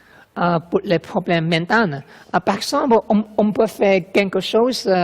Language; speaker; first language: French; non-native, fluent; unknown